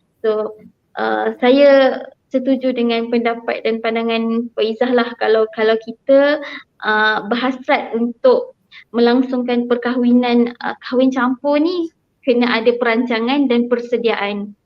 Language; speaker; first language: Malay; native; Malay